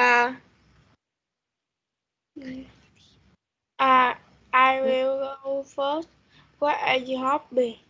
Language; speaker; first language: English; non-native, learner; Vietnamese